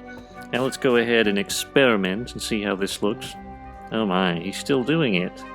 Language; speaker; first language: English; native; English